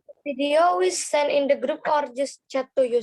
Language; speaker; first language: English; non-native, learner; Indonesian